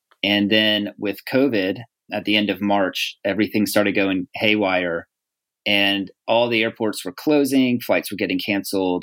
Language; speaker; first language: English; native; English